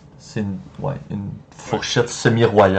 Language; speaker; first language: French; native; French